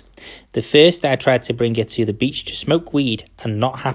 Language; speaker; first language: English; native; English